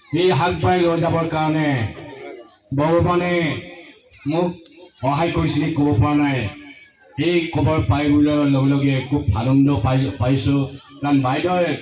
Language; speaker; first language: Assamese; non-native, local second language; Mising